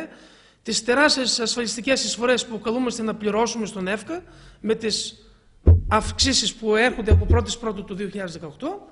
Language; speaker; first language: Greek; native; Greek